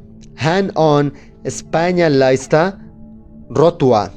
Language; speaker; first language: Finnish; non-native, learner; Spanish